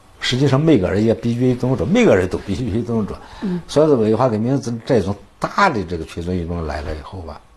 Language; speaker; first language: Chinese; native; Chinese